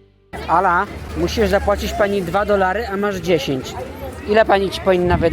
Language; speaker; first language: Polish; native; Polish